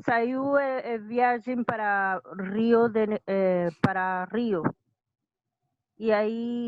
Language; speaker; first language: Portuguese; non-native, learner; Spanish